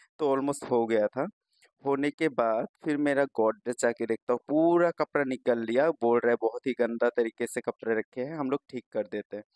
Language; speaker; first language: Hindi; non-native, local second language; Bangla